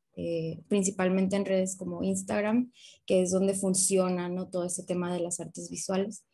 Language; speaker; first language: Spanish; native; Spanish